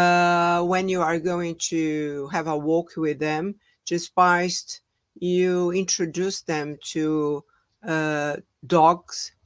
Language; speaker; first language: English; non-native, fluent; Portuguese